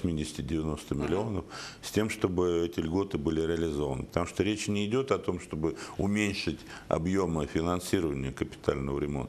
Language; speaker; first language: Russian; native; Russian